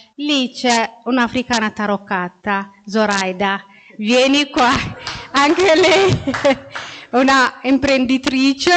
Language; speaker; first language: Italian; non-native, fluent; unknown